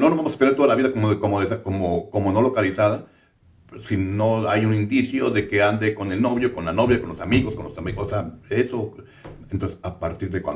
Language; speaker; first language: Spanish; native; Spanish